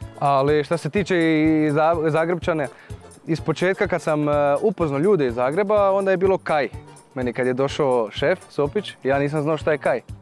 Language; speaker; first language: Croatian; early bilingual, heritage; Croatian